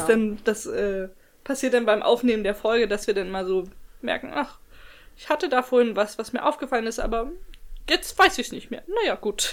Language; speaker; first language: German; native; German